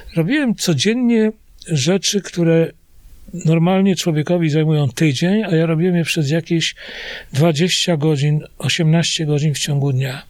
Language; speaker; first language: Polish; native; Polish